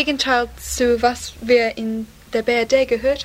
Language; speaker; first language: German; non-native, learner; English